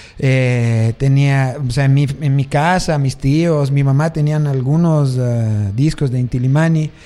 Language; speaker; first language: Spanish; non-native, fluent; Italian